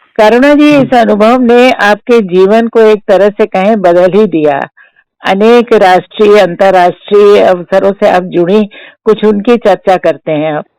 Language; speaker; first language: Hindi; native; Hindi